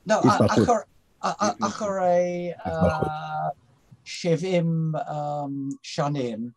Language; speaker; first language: Hebrew; non-native, learner; English